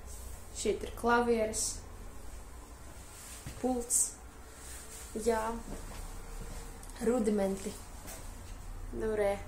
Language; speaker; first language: Latvian; non-native, fluent; Russian